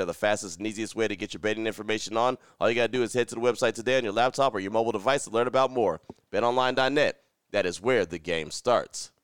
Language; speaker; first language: English; native; English